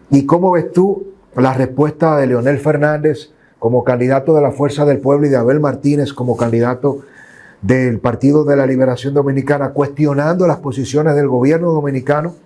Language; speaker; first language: Spanish; native; Spanish